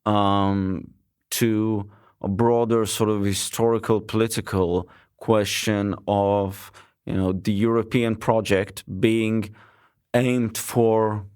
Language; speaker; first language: English; non-native, fluent; Lithuanian